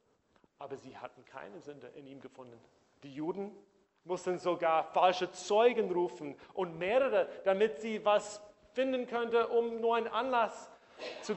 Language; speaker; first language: German; non-native, fluent; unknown